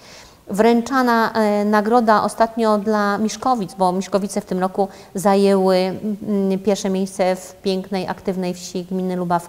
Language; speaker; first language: Polish; native; Polish